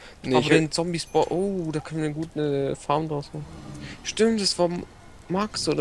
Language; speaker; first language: German; native; German